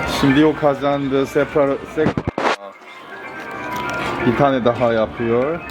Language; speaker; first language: Turkish; non-native, learner; Korean